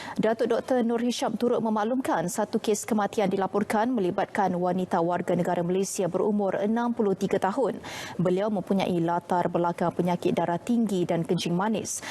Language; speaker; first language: Malay; native; Malay